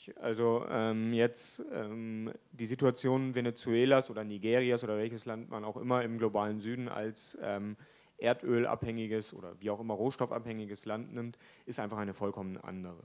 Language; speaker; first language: German; native; German